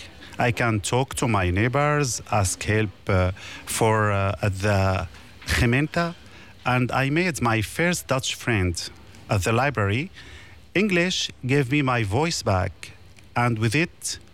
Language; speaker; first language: English; non-native, learner; Arabic